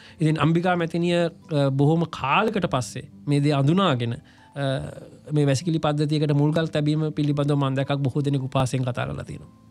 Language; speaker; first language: Sinhala; native; Sinhala